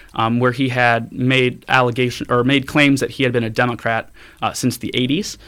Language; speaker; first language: English; native; English